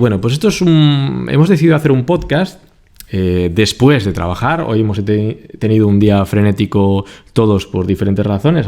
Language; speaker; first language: Spanish; native; Spanish